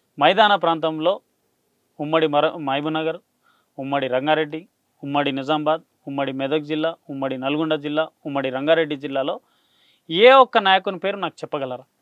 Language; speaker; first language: Telugu; non-native, local second language; Lambadi